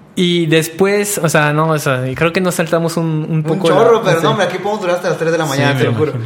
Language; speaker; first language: Spanish; non-native, fluent; French